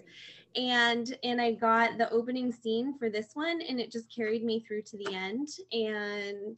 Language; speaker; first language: English; native; English